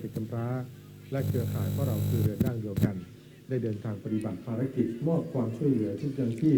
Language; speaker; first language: Thai; native; Thai